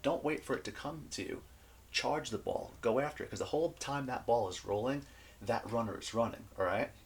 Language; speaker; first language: English; native; English